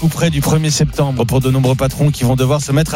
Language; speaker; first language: French; native; French